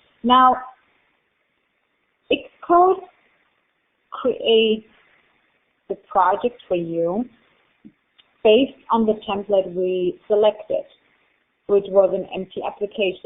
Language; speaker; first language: English; non-native, fluent; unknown